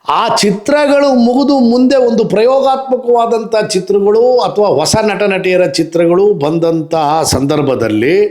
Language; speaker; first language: Kannada; native; Kannada